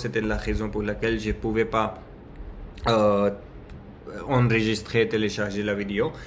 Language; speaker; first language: French; non-native, learner; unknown